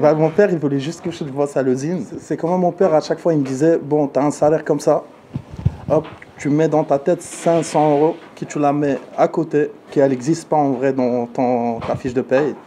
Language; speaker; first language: French; early bilingual, other home language; Arabic